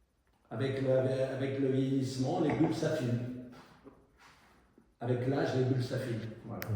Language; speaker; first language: French; native; French